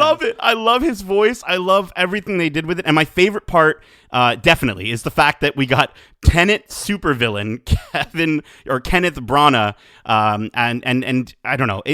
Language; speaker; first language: English; native; English